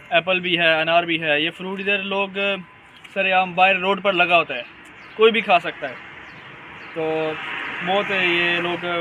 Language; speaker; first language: Urdu; non-native, local second language; Punjabi